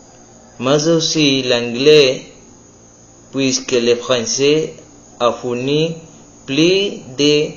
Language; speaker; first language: French; non-native, learner; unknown